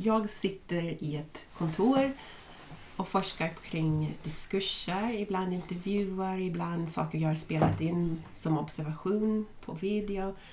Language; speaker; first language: Swedish; non-native, fluent; English